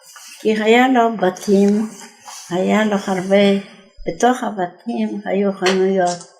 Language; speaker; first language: Hebrew; non-native, fluent; Yiddish